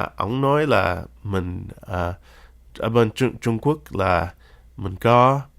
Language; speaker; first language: Vietnamese; early bilingual, heritage; Vietnamese